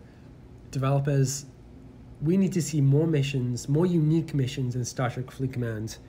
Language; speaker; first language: English; native; English